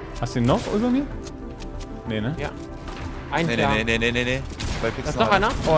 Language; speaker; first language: German; native; German